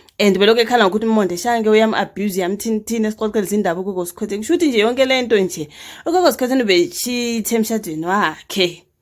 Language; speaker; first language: Zulu; native; Zulu